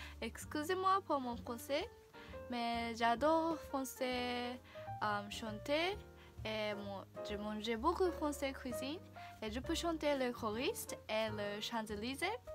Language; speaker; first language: French; non-native, learner; Japanese